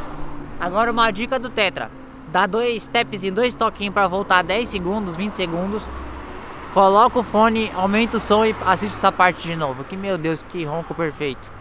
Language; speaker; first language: Portuguese; native; Portuguese